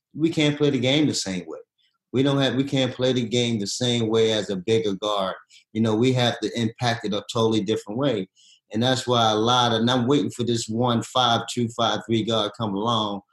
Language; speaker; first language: English; native; English